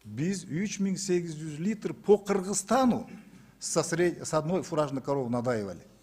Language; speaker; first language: Russian; non-native, local second language; Kyrgyz